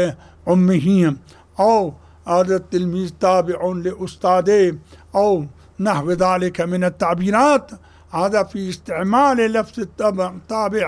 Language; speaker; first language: Arabic; non-native, fluent; Urdu